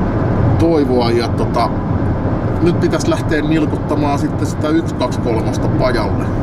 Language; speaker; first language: Finnish; native; Finnish